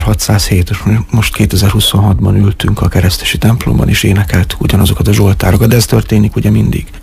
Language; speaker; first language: Hungarian; native; Hungarian